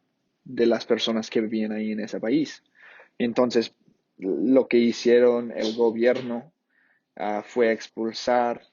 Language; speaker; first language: Spanish; non-native, fluent; English